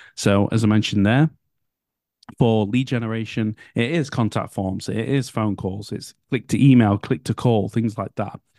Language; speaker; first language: English; native; English